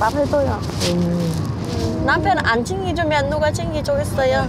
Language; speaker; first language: Korean; non-native, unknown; Vietnamese